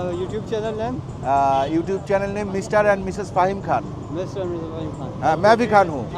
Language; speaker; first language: Hindi; non-native, learner; Bangla